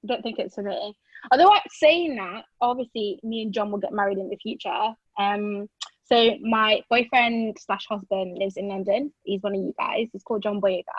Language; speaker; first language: English; native; English